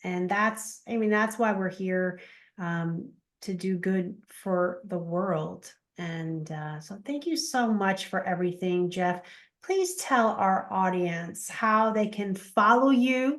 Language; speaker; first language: English; native; English